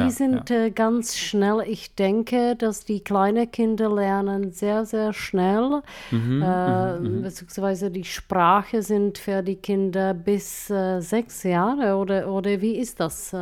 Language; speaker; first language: German; non-native, fluent; Czech